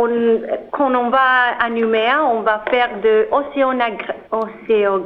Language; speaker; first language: French; non-native, learner; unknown